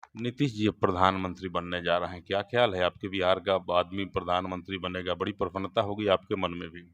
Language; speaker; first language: Hindi; native; Hindi